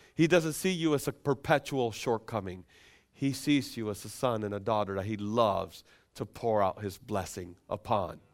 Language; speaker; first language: English; non-native, fluent; Spanish